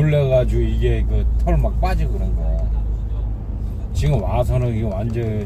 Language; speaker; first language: Korean; native; Korean